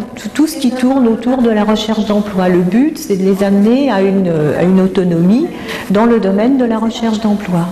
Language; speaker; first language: French; native; French